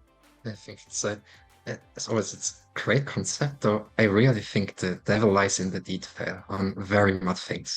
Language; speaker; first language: English; non-native, fluent; German